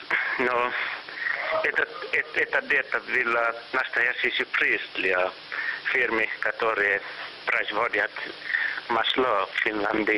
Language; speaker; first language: Russian; non-native, fluent; Finnish